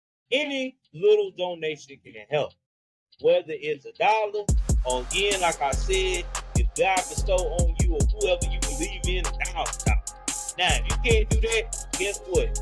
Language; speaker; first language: English; native; English